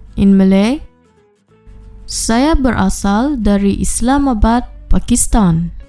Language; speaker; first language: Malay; non-native, fluent; Urdu